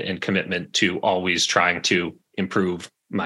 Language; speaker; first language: English; native; English